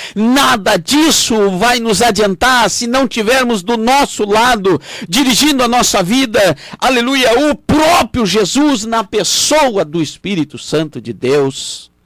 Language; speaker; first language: Portuguese; native; Portuguese